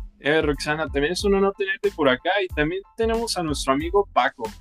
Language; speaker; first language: Spanish; native; Spanish